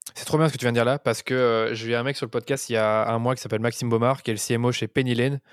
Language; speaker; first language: French; native; French